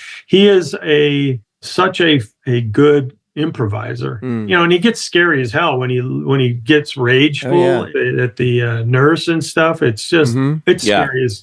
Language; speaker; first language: English; native; English